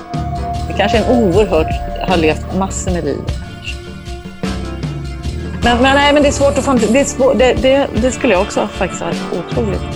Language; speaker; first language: Swedish; native; Swedish